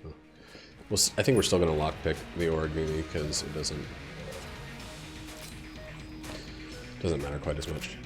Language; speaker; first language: English; native; English